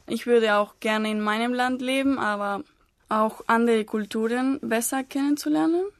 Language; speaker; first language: German; non-native, learner; Spanish